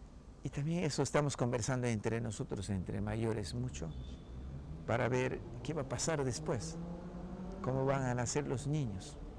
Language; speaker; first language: Spanish; non-native, local second language; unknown